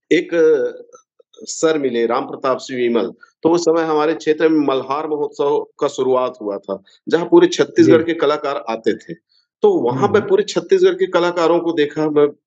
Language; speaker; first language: Hindi; native; Hindi